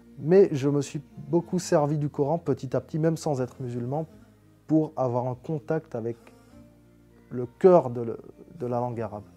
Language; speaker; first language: French; native; French